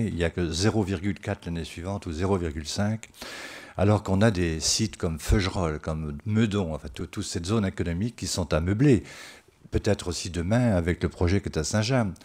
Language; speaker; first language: French; native; French